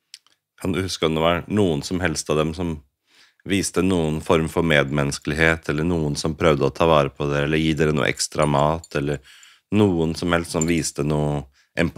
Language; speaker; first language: Norwegian; native; Norwegian